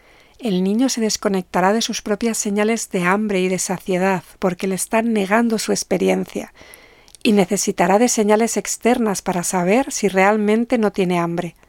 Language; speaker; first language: Spanish; native; Spanish